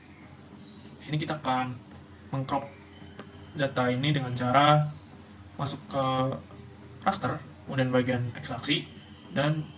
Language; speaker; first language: Indonesian; native; Indonesian